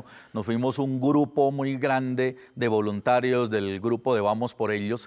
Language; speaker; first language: Spanish; native; Spanish